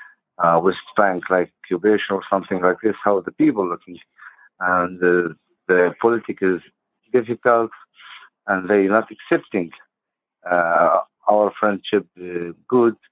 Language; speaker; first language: English; non-native, learner; Arabic